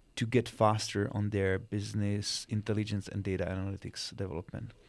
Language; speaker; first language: English; non-native, fluent; Czech